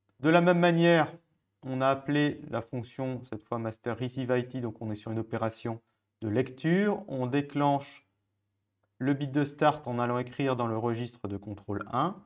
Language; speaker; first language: French; native; French